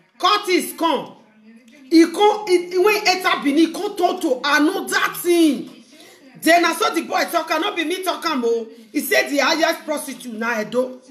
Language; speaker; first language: Nigerian Pidgin; non-native, local second language; Bini